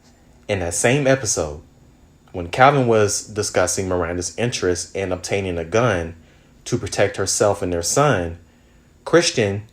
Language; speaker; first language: English; native; English